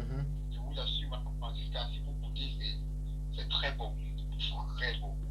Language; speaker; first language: French; non-native, learner; English